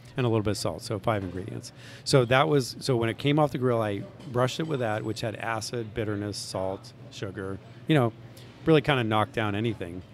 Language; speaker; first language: English; native; English